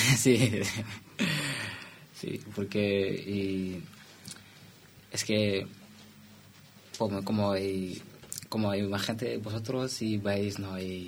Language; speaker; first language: Spanish; non-native, learner; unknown